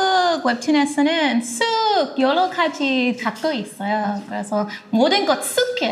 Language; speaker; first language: Korean; non-native, learner; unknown